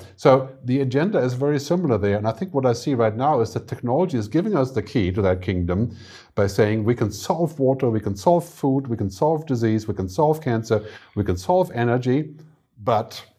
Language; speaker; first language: English; non-native, fluent; German